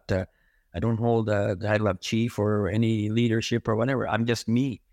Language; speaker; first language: English; non-native, fluent; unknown